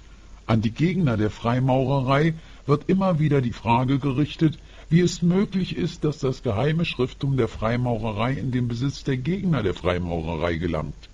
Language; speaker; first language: German; native; German